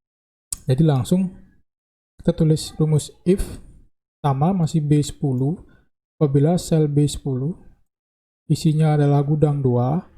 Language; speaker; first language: Indonesian; native; Indonesian